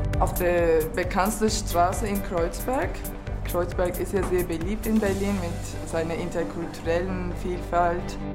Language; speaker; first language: German; non-native, fluent; Turkish